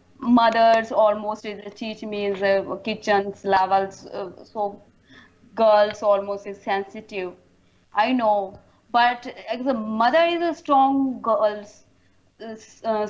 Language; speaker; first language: English; non-native, learner; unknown